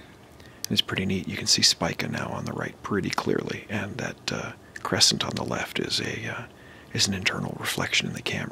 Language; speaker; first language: English; native; English